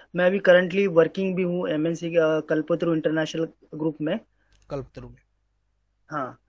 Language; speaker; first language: Hindi; native; Hindi